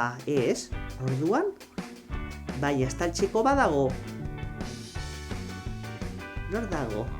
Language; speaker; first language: Basque; non-native, local second language; Spanish